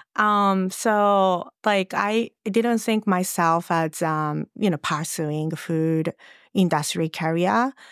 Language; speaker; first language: English; non-native, fluent; Japanese